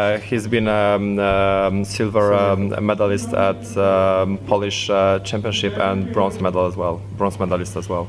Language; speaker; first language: English; non-native, fluent; Polish